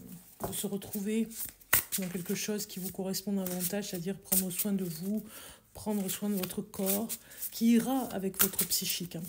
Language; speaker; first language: French; native; French